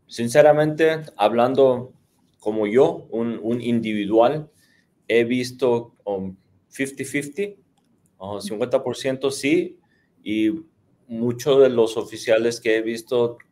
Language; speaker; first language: Spanish; native; Spanish